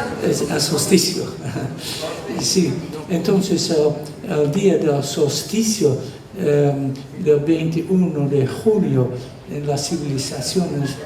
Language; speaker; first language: Spanish; non-native, fluent; Dutch